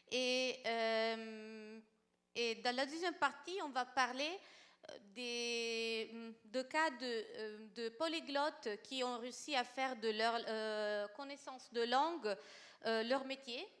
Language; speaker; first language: French; non-native, fluent; Italian